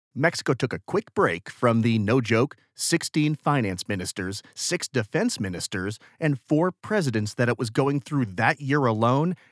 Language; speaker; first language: English; native; English